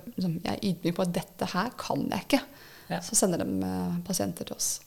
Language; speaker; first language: Norwegian; native; Norwegian